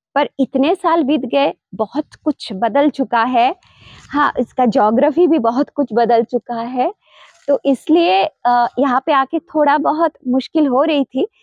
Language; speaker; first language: Hindi; non-native, local second language; Bangla